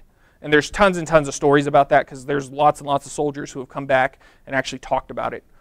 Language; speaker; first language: English; native; English